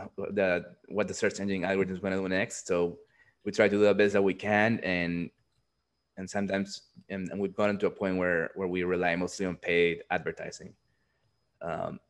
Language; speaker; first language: English; non-native, fluent; Spanish